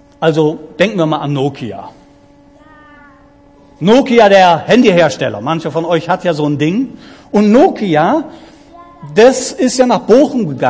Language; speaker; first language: German; native; German